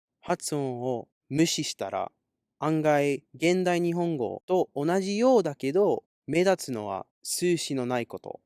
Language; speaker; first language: Japanese; non-native, learner; English